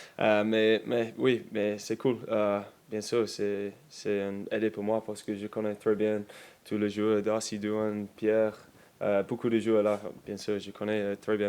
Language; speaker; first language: French; non-native, learner; English